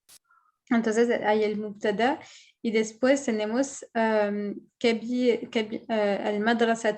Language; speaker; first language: Spanish; non-native, fluent; Arabic